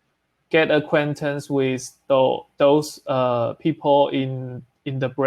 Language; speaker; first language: English; non-native, learner; Chinese